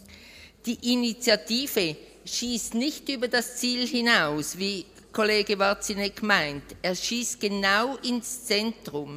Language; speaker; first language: German; native; German